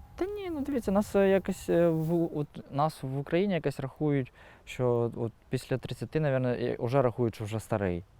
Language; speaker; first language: Ukrainian; native; Ukrainian